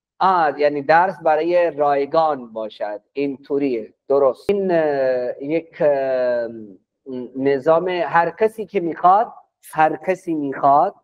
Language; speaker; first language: Persian; non-native, fluent; Urdu